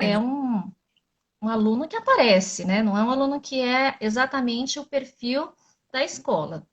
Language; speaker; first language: Portuguese; native; Portuguese